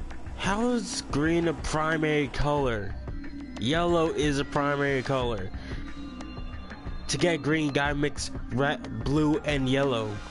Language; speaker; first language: English; native; English